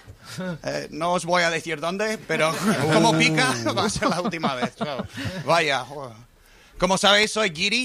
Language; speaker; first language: Spanish; non-native, fluent; English